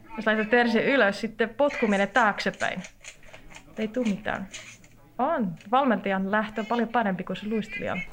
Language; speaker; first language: Finnish; non-native, fluent; Dutch